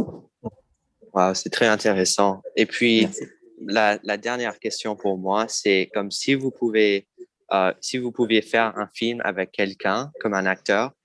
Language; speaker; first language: French; non-native, fluent; English